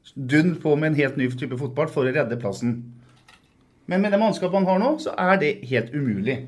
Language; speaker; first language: Norwegian; native; Norwegian